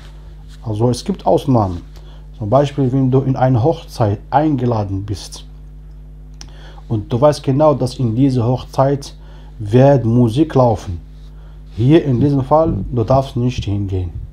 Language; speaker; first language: German; non-native, fluent; Arabic